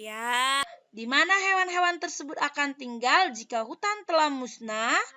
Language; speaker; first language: Indonesian; native; Indonesian